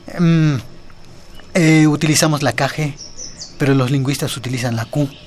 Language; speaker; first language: Spanish; non-native, local second language; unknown